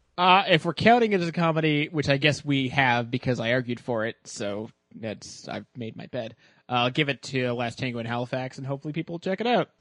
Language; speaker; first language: English; native; English